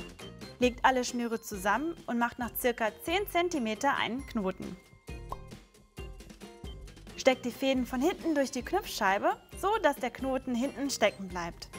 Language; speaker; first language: German; native; German